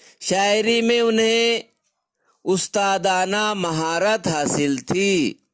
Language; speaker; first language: Urdu; native; Urdu